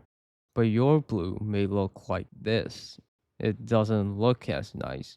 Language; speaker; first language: English; native; English